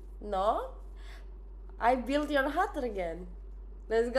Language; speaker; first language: English; non-native, fluent; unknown